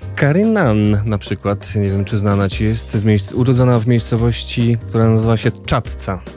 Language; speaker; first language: Polish; native; Polish